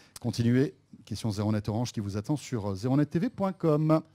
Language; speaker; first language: French; native; French